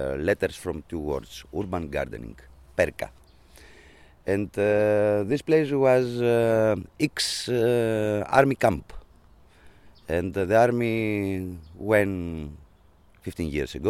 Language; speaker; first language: English; non-native, learner; Greek